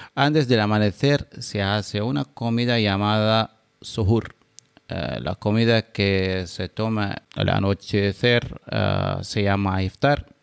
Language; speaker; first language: Spanish; non-native, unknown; Arabic